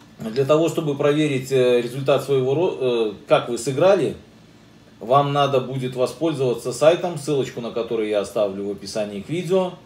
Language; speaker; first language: Russian; native; Russian